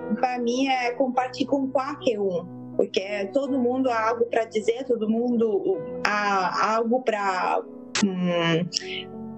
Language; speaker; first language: Portuguese; non-native, fluent; Italian